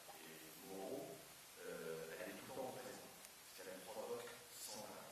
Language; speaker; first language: French; native; French